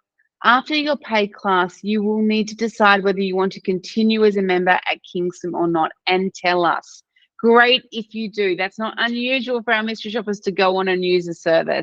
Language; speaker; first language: English; native; English